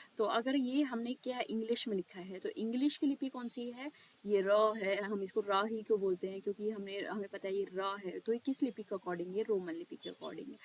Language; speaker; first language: Hindi; native; Hindi